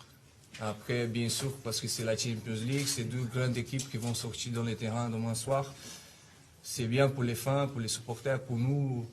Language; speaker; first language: French; non-native, fluent; Italian